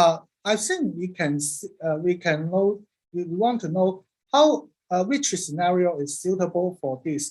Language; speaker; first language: English; non-native, learner; Cantonese